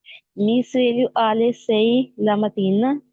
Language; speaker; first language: Italian; non-native, learner; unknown